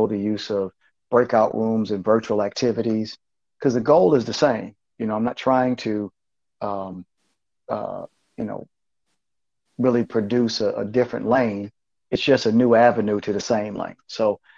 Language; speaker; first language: English; native; English